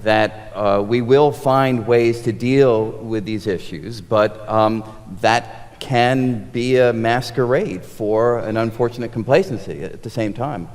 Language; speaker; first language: English; native; English